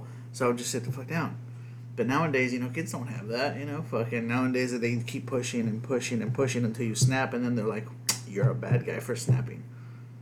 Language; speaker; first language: English; early bilingual, other home language; Spanish